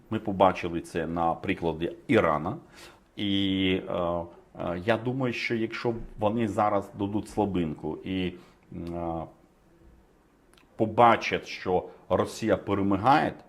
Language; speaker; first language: Ukrainian; non-native, fluent; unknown